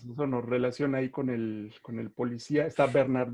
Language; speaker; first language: Spanish; native; Spanish